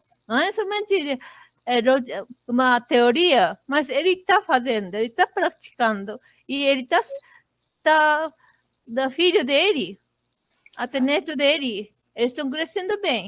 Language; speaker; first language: Portuguese; non-native, learner; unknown